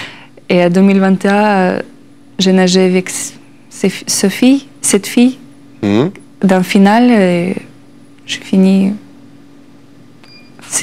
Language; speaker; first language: French; non-native, learner; Russian